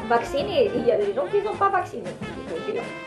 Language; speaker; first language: French; non-native, local second language; Arabic